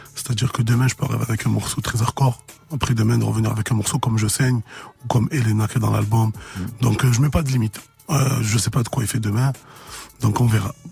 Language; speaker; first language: French; native; French